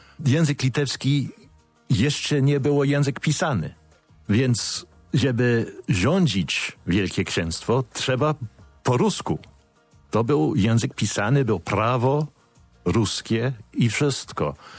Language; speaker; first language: Polish; non-native, fluent; English